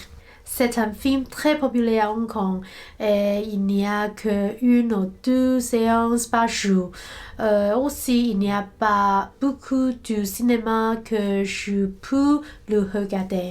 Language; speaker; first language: French; non-native, learner; Cantonese